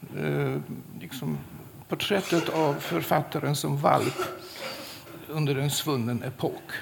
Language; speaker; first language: Swedish; non-native, fluent; Polish